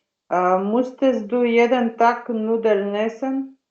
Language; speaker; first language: German; non-native, learner; Macedonian